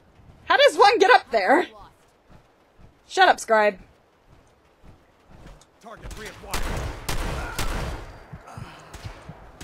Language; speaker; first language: English; native; English